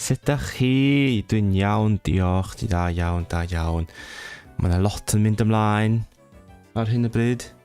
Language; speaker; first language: Welsh; non-native, learner; Cantonese